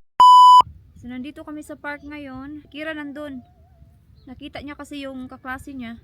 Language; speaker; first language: Filipino; native; Filipino